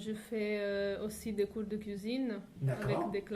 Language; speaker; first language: French; non-native, fluent; Italian